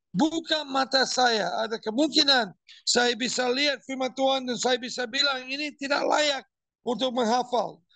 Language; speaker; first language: Indonesian; non-native, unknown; English